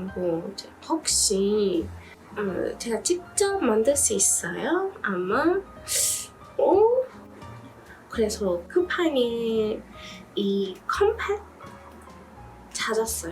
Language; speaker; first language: Korean; non-native, learner; English